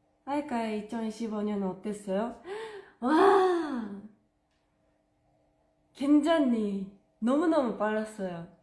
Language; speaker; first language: Korean; non-native, fluent; Japanese